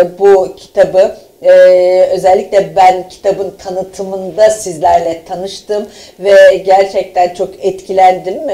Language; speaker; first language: Turkish; native; Turkish